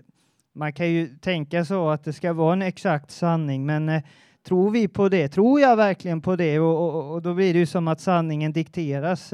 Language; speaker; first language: Swedish; native; Swedish